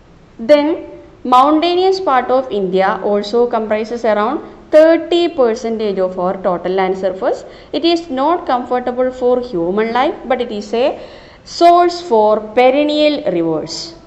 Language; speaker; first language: English; non-native, local second language; Malayalam